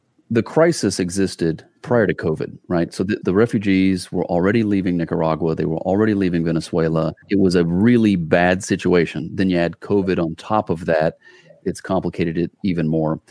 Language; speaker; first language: English; native; English